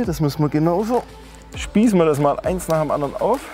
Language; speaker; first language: German; native; German